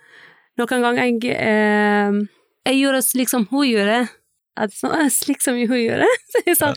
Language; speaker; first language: Norwegian; early bilingual, other home language; Persian